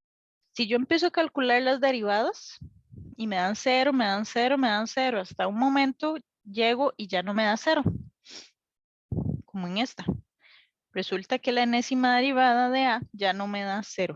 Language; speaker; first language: Spanish; native; Spanish